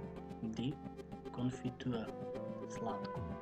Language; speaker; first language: German; non-native, fluent; Macedonian